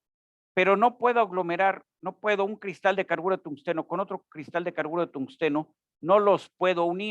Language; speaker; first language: Spanish; native; Spanish